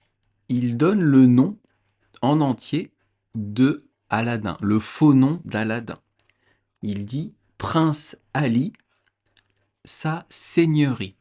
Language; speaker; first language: French; native; French